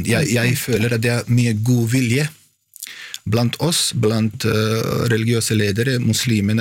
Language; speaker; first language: Norwegian; non-native, fluent; Bosnian